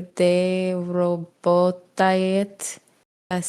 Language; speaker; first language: Russian; non-native, learner; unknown